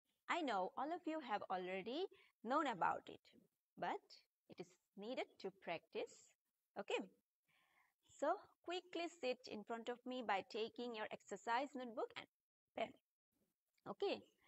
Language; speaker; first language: English; non-native, local second language; Bangla